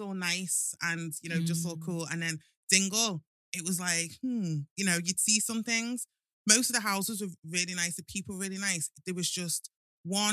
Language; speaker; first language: English; native; English